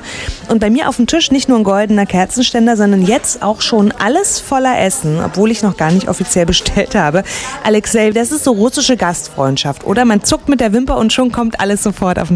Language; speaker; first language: German; native; German